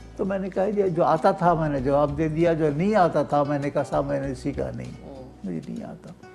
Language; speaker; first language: Urdu; native; Urdu